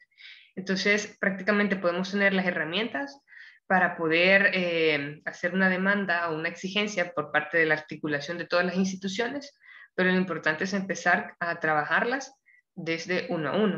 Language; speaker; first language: Spanish; native; Spanish